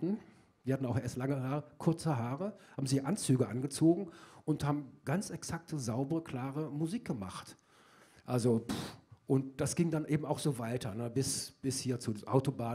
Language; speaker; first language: German; native; German